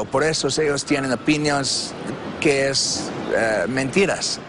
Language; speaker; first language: Spanish; non-native, learner; English